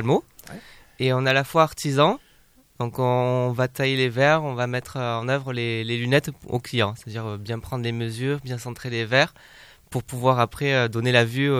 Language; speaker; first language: French; native; French